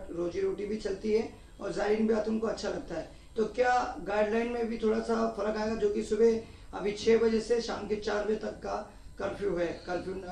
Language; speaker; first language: Hindi; native; Hindi